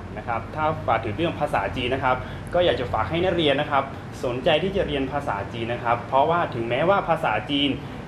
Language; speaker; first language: Thai; non-native, local second language; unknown